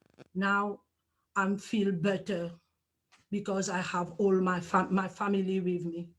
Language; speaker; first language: English; non-native, learner; Morisyen